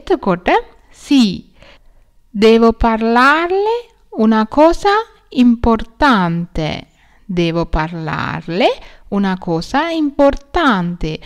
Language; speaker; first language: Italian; non-native, learner; Sinhala